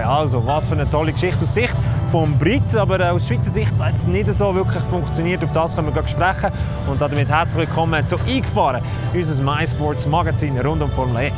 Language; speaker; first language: German; native; German